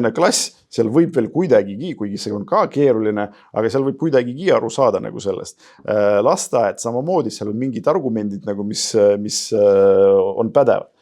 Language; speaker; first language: Estonian; non-native, local second language; Russian